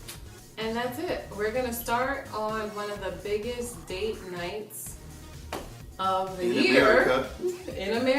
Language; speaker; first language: English; native; English